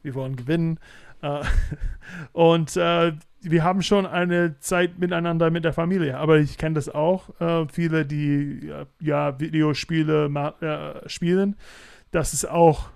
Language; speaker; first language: German; non-native, fluent; English